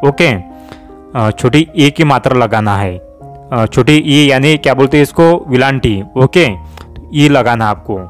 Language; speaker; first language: Hindi; non-native, local second language; Gondi